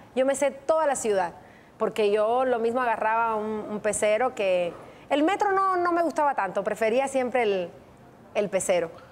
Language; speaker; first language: Spanish; native; Spanish